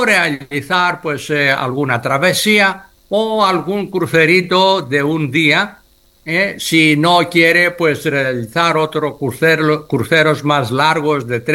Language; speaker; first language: Spanish; non-native, fluent; Greek